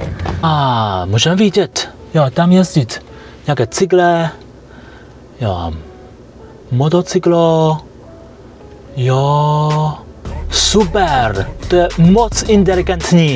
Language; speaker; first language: Czech; non-native, learner; Chinese